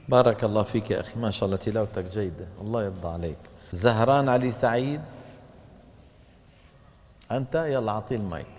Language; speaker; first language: Arabic; native; Arabic